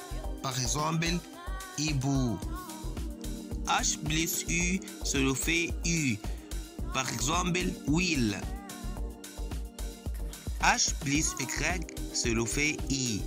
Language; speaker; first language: French; non-native, fluent; Arabic